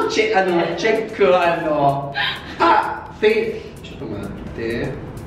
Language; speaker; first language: Japanese; non-native, learner; Filipino